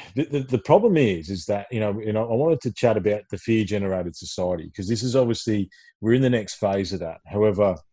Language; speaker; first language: English; native; English